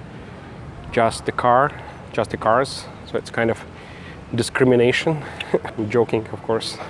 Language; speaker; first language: English; non-native, fluent; Russian